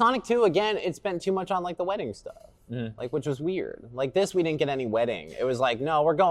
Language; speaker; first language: English; native; English